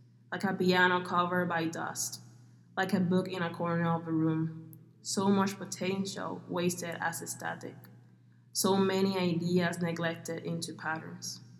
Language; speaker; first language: English; non-native, local second language; Spanish